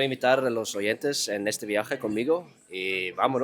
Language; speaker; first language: Spanish; non-native, learner; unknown